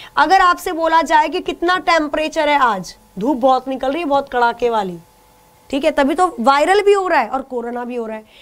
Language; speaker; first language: Hindi; native; Hindi